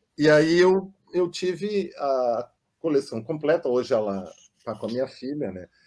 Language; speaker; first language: Portuguese; non-native, local second language; German